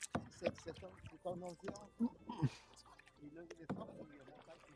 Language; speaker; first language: French; non-native, learner; Vietnamese